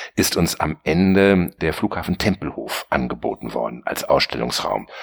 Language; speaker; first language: German; native; German